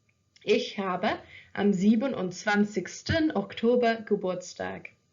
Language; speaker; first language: German; non-native, fluent; English